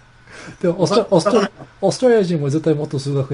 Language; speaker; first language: Japanese; non-native, fluent; English